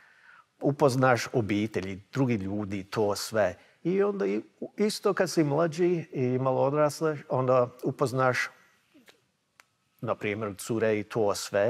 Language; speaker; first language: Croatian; early bilingual, heritage; English